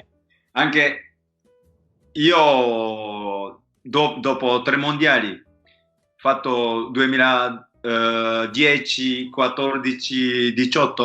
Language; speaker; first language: Italian; non-native, learner; Japanese